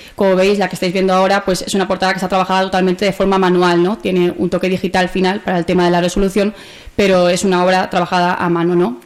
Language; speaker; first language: Spanish; native; Spanish